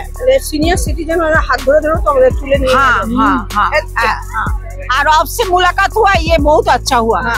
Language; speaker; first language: Hindi; non-native, local second language; Bangla